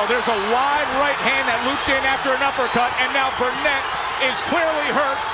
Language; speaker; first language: English; native; English